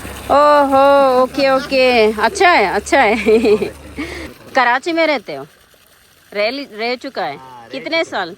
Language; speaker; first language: Hindi; non-native, local second language; Telugu